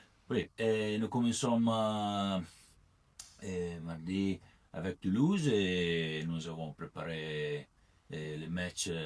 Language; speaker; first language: French; non-native, learner; Italian